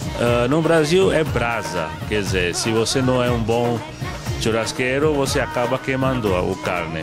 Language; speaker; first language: Portuguese; non-native, fluent; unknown